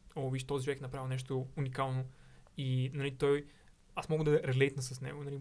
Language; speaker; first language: Bulgarian; native; Bulgarian